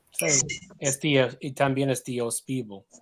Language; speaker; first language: Spanish; non-native, fluent; English